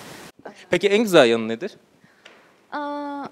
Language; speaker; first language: Turkish; native; Turkish